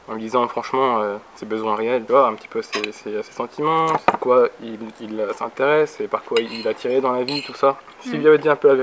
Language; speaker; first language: French; native; French